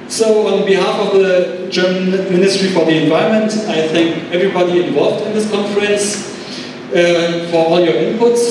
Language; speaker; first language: English; non-native, fluent; German